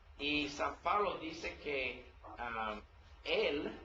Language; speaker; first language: Spanish; non-native, learner; English